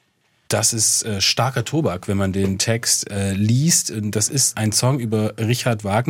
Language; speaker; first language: German; native; German